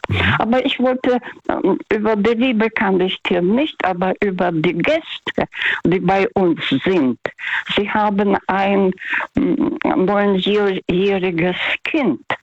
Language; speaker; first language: German; non-native, fluent; Russian